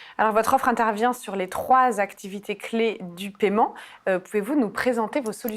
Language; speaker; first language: French; native; French